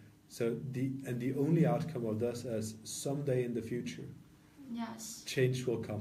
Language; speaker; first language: English; non-native, fluent; Norwegian